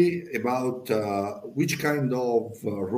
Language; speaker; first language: English; non-native, fluent; Italian